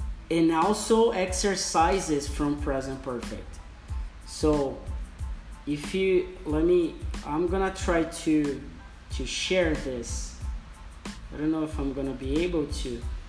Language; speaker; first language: English; non-native, fluent; Portuguese